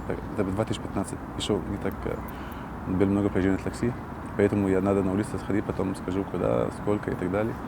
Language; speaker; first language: Russian; non-native, learner; Arabic